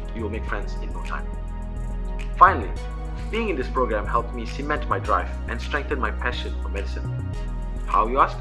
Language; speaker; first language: English; non-native, local second language; Malay